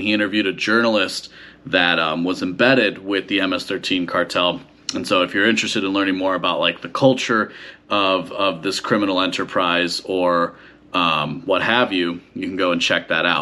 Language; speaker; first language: English; native; English